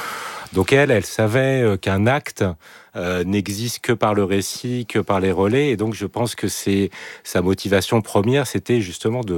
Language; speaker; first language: French; native; French